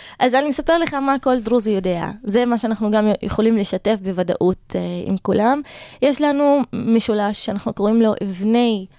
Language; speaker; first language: Hebrew; non-native, local second language; Arabic